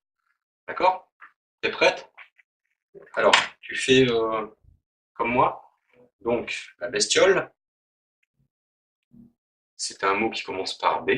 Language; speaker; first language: French; native; French